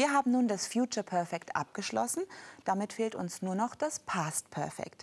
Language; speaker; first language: German; native; German